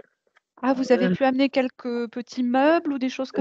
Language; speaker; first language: French; native; French